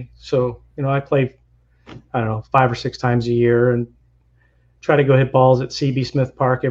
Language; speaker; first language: English; native; English